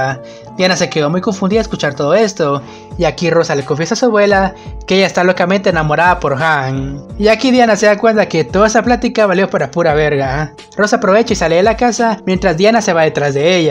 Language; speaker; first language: Spanish; native; Spanish